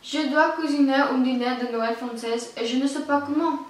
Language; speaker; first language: French; non-native, learner; English